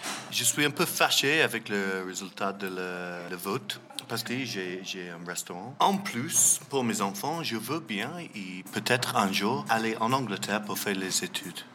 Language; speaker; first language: French; non-native, learner; English